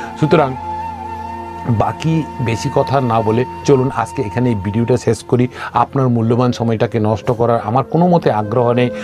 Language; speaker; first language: Bangla; non-native, local second language; Kok Borok